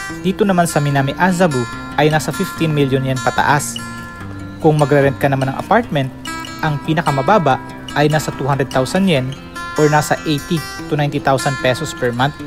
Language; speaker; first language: Filipino; non-native, local second language; Bikol